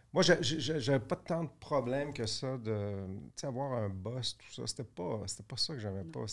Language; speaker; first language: French; native; French